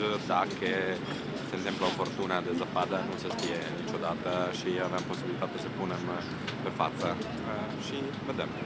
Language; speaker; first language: Romanian; non-native, fluent; Italian